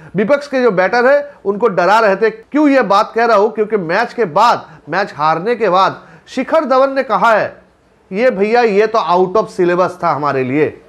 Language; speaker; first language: Hindi; non-native, local second language; Bangla